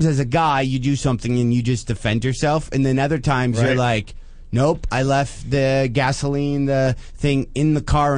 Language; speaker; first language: English; native; English